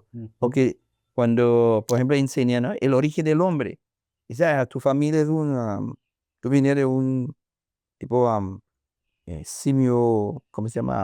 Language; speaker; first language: Spanish; non-native, learner; English